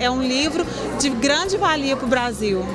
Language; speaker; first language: Portuguese; native; Portuguese